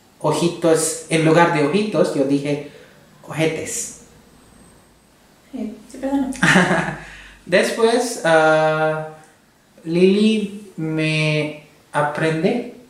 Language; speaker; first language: Spanish; non-native, learner; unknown